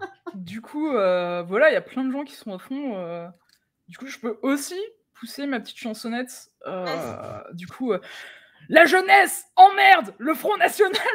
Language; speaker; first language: French; native; French